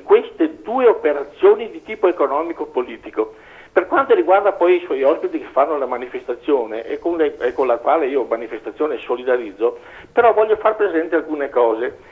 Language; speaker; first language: Italian; native; Italian